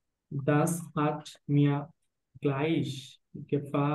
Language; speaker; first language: German; non-native, learner; Bangla